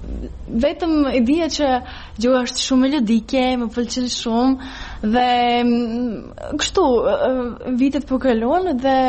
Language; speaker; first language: Albanian; non-native, fluent; Serbian